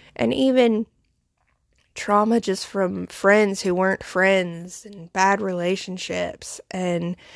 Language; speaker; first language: English; native; English